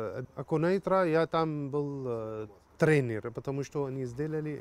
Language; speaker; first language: Russian; non-native, learner; Arabic